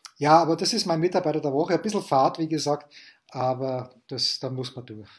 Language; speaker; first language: German; native; German